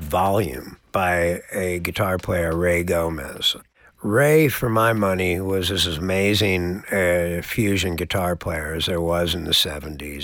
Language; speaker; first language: English; native; English